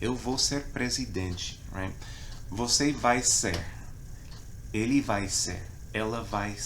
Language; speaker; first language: Portuguese; non-native, fluent; English